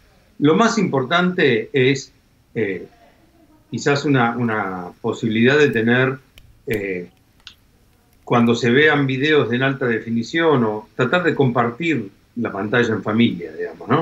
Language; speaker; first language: Spanish; native; Spanish